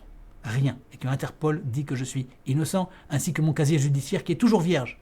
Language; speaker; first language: French; native; French